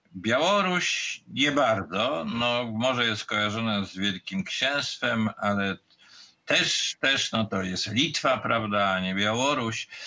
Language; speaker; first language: Polish; native; Polish